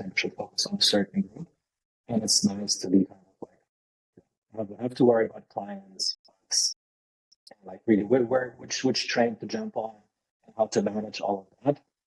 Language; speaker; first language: English; non-native, fluent; Lithuanian